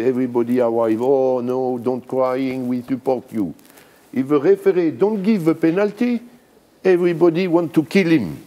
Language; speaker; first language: English; non-native, learner; French